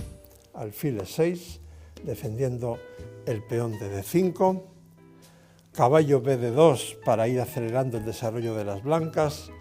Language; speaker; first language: Spanish; native; Spanish